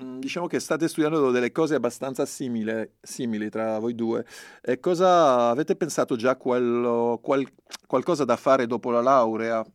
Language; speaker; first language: Italian; non-native, fluent; Spanish